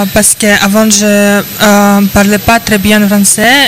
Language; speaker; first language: French; non-native, learner; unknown